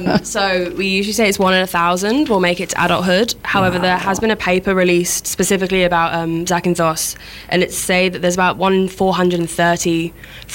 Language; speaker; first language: English; native; English